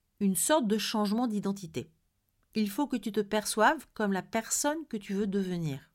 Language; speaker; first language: French; native; French